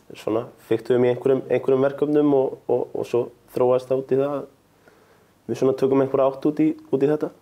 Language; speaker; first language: Icelandic; early bilingual, heritage; Icelandic